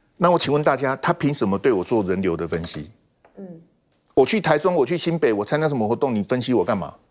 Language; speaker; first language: Chinese; native; Chinese